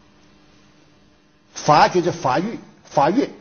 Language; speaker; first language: Chinese; native; Chinese